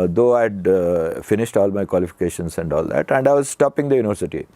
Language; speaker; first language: English; non-native, local second language; Kannada